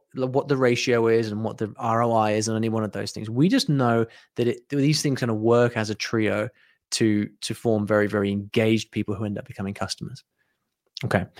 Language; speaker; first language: English; native; English